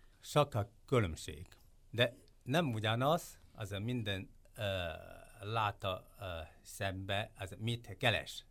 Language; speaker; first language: Hungarian; non-native, learner; Chinese